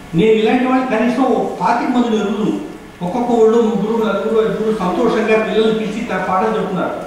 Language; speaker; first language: Telugu; native; Telugu